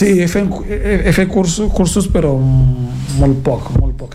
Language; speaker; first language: Catalan; non-native, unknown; Fula